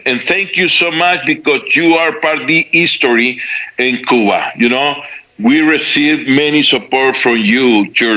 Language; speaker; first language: English; non-native, learner; Spanish